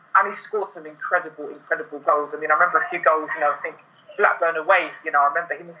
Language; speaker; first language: English; native; English